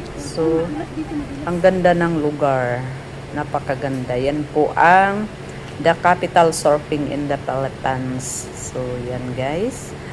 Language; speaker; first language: Filipino; non-native, local second language; Cebuano